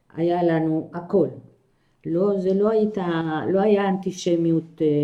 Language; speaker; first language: Hebrew; non-native, fluent; Spanish